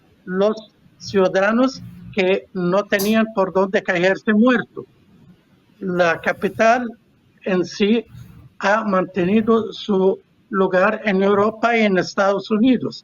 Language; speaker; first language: Spanish; non-native, fluent; Arabic